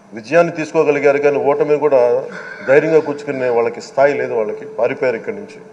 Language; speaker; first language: Telugu; native; Telugu